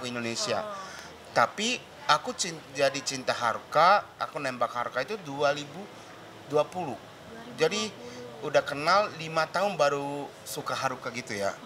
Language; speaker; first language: Indonesian; non-native, fluent; Japanese